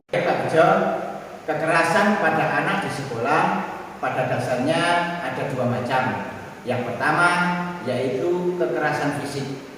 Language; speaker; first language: Indonesian; native; Indonesian